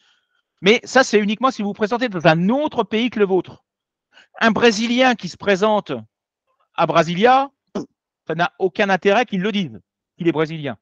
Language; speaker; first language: French; native; French